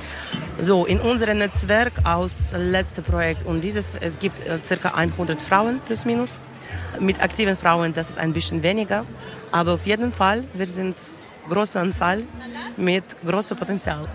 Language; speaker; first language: German; non-native, learner; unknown